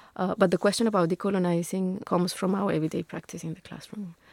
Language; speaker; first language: English; non-native, fluent; Spanish